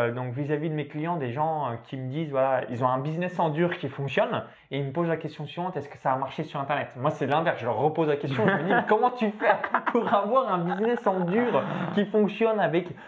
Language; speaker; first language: French; native; French